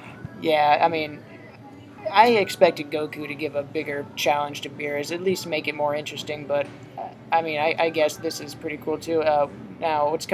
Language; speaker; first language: English; native; English